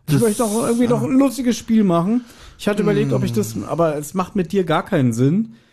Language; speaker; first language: German; native; German